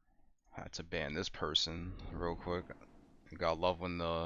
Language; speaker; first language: English; native; English